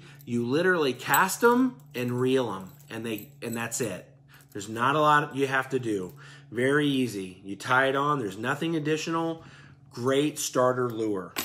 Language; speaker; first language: English; native; English